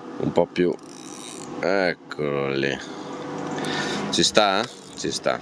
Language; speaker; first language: Italian; native; Italian